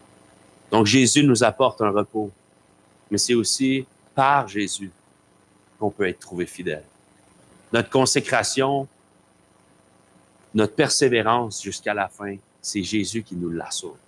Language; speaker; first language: French; native; French